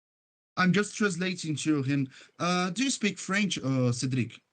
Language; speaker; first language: English; non-native, fluent; Portuguese